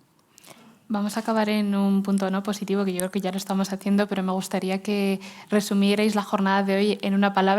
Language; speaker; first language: Spanish; native; Spanish